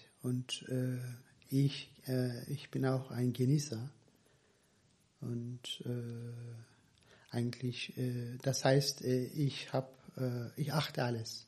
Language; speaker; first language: German; non-native, fluent; Turkish